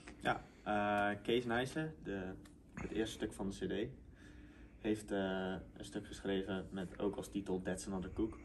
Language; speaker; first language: Dutch; native; Dutch